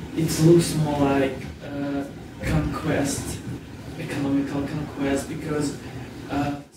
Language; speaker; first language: English; non-native, fluent; Russian